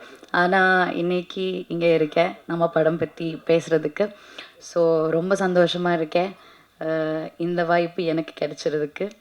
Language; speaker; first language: Tamil; non-native, learner; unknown